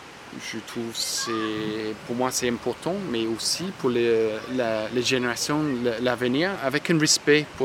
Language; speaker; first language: French; non-native, fluent; English